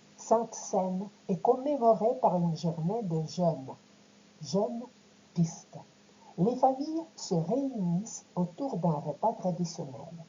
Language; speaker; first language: French; non-native, fluent; Ukrainian